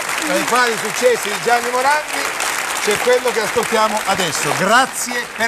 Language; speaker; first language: Italian; native; Italian